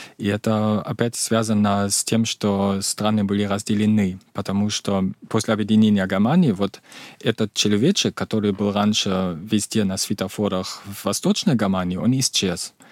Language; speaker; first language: Russian; non-native, fluent; German